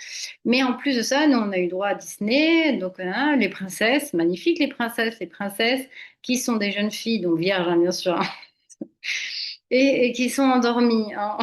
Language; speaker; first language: French; native; French